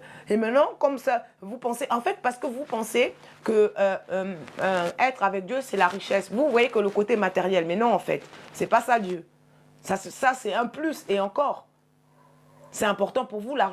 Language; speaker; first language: French; native; French